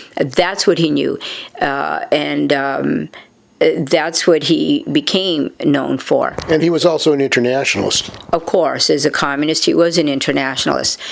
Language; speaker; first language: English; native; English